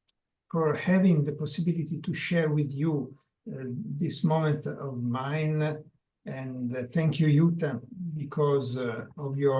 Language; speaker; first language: English; non-native, learner; Italian